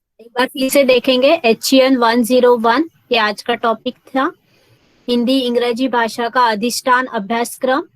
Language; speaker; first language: Hindi; non-native, local second language; Marathi